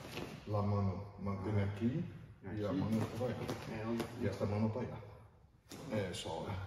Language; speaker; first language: French; non-native, learner; Spanish